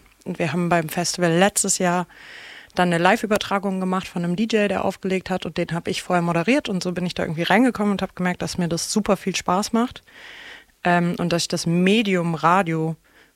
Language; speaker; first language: German; native; German